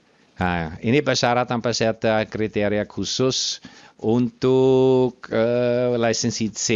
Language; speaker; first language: Indonesian; non-native, fluent; German